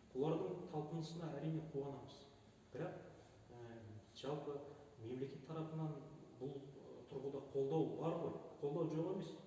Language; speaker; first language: Kazakh; native; Kazakh